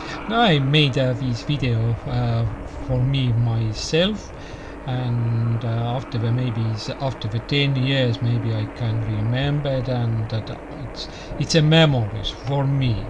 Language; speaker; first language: English; non-native, learner; Estonian